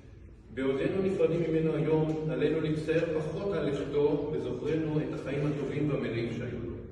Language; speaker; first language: Hebrew; native; Hebrew